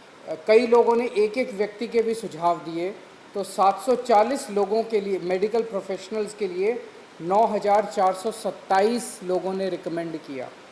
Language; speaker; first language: Hindi; native; Hindi